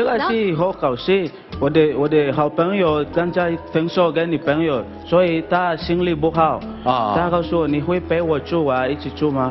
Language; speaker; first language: Chinese; non-native, learner; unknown